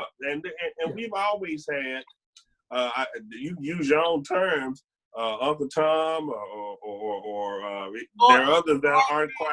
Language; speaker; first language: English; native; English